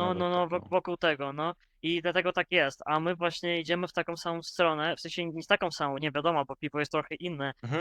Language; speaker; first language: Polish; non-native, fluent; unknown